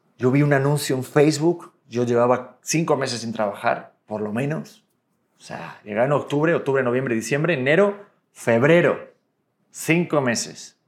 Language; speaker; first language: Spanish; native; Spanish